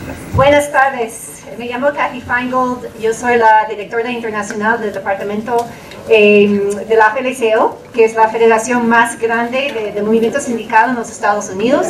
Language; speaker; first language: Spanish; non-native, fluent; English